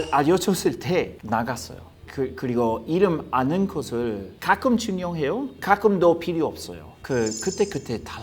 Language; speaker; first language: Korean; non-native, learner; English